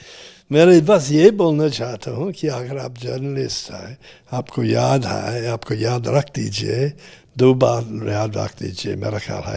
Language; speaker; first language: Hindi; non-native, fluent; English